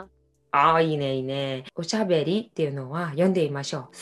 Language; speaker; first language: Japanese; non-native, fluent; Korean